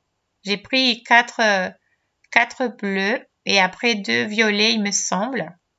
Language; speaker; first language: French; non-native, fluent; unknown